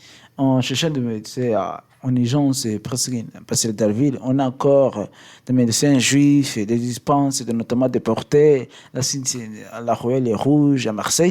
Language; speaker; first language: French; non-native, learner; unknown